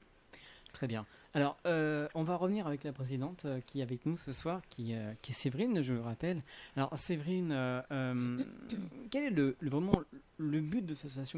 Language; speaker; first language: French; native; French